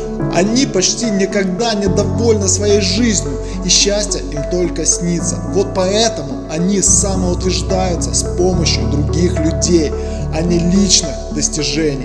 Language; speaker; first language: Russian; native; Russian